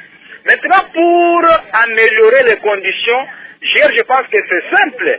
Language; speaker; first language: French; non-native, local second language; Luba-Lulua